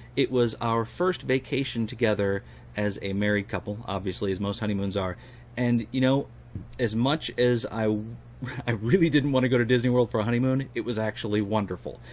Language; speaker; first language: English; native; English